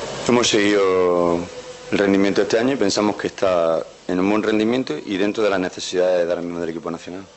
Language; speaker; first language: Spanish; native; Spanish